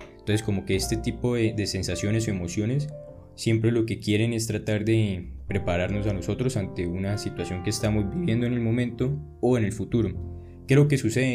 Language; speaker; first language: Spanish; native; Spanish